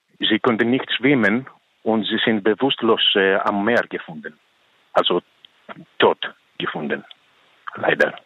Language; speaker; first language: German; non-native, learner; Greek